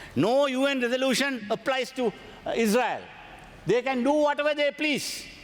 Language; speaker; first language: English; non-native, local second language; Sinhala